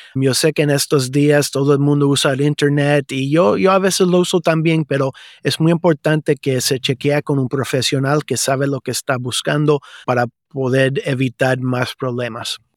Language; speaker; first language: Spanish; early bilingual, heritage; Spanish